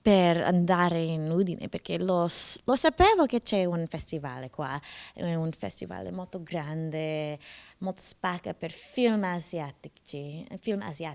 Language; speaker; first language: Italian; non-native, learner; English